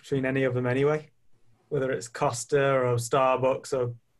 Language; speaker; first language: English; native; English